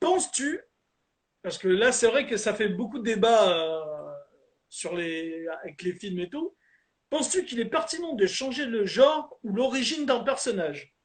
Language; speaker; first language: French; native; French